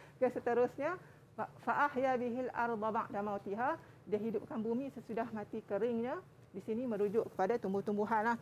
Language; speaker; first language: Malay; native; Malay